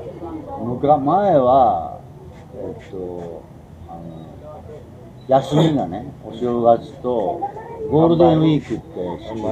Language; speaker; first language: Japanese; native; Japanese